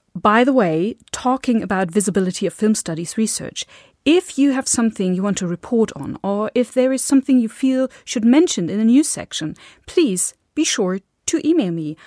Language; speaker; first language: English; non-native, fluent; German